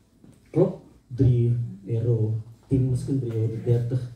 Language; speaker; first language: Dutch; non-native, learner; Indonesian